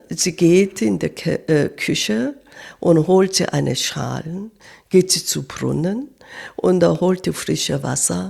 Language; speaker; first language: German; non-native, fluent; Korean